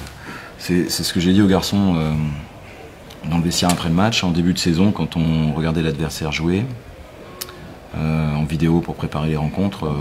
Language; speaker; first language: French; native; French